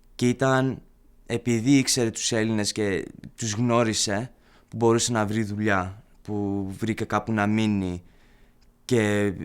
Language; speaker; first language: Greek; early bilingual, heritage; Greek